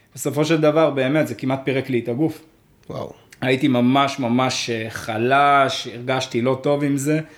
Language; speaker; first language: Hebrew; early bilingual, other home language; Arabic